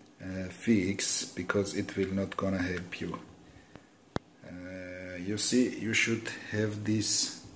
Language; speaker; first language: English; non-native, fluent; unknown